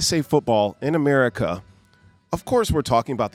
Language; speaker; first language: English; native; English